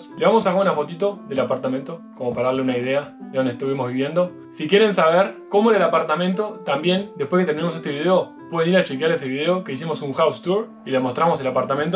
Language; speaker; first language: Spanish; native; Spanish